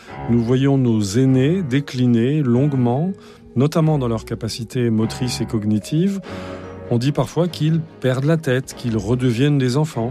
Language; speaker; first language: French; native; French